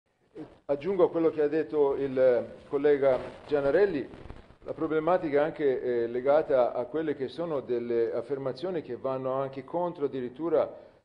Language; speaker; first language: Italian; native; Italian